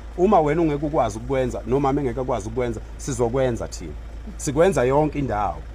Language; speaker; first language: Zulu; native; Zulu